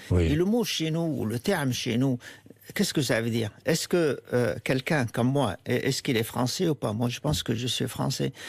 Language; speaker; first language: French; non-native, fluent; Arabic